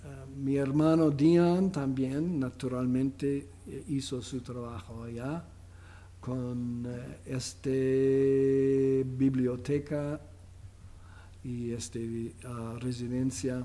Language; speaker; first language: Spanish; non-native, fluent; English